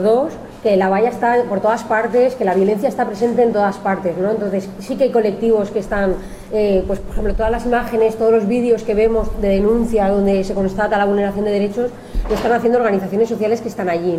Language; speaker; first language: Spanish; native; Spanish